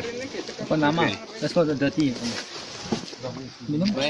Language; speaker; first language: Malay; native; Malay